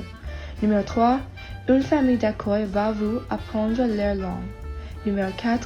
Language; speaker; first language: French; non-native, learner; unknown